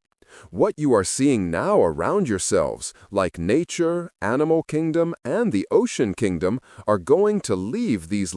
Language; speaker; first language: English; non-native, fluent; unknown